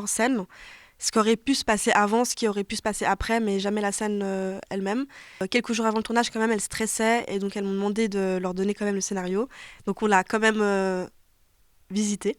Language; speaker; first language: French; native; French